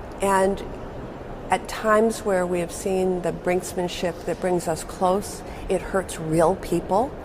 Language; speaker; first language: English; native; English